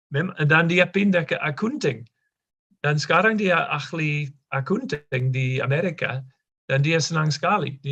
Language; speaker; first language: Indonesian; non-native, fluent; English